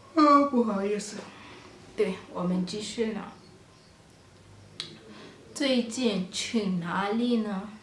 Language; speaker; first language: Chinese; non-native, fluent; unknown